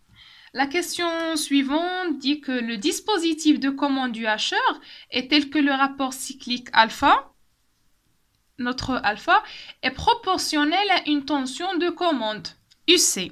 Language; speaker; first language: French; non-native, local second language; Arabic